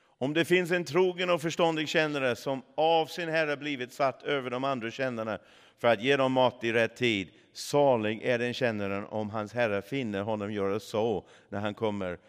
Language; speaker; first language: Swedish; non-native, fluent; English